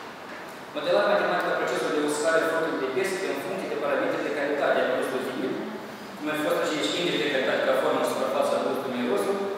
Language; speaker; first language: Romanian; native; Romanian